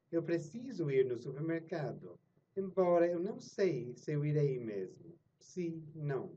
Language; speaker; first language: Portuguese; non-native, fluent; English